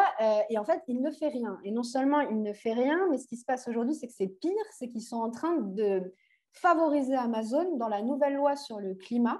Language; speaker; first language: French; native; French